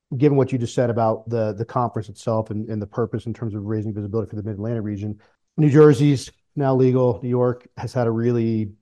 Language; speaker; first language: English; native; English